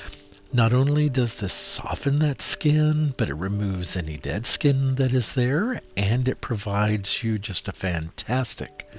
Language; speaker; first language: English; native; English